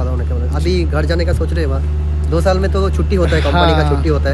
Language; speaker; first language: Hindi; non-native, local second language; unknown